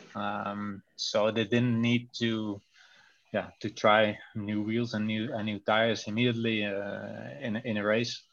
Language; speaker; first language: English; non-native, fluent; Dutch